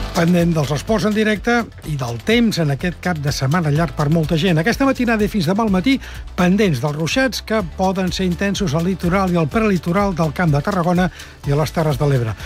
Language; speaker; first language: Catalan; native; Catalan